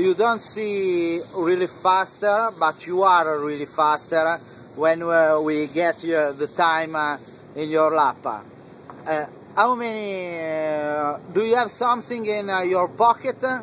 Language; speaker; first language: English; non-native, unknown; Italian